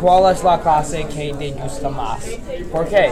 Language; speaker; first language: Spanish; non-native, learner; English